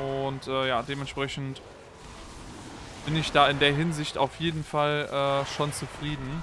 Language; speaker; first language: German; native; German